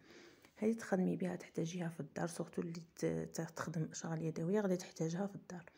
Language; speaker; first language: Arabic; native; Arabic